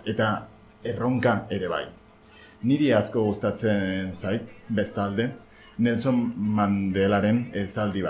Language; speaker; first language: Basque; non-native, learner; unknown